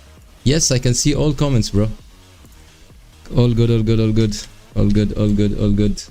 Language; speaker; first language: English; non-native, local second language; Arabic